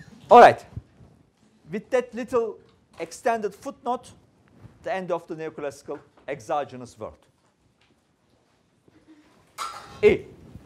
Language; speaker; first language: English; non-native, fluent; Turkish